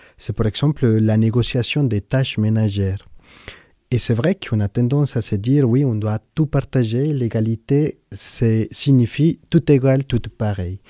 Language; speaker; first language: French; non-native, fluent; Spanish